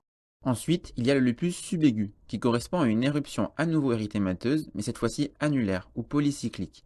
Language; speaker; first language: French; native; French